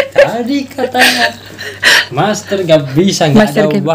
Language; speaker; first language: Indonesian; non-native, local second language; Javanese